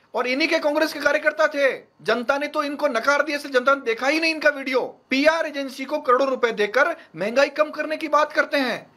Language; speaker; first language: Hindi; native; Hindi